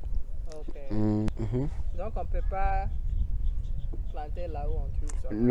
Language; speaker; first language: French; non-native, learner; English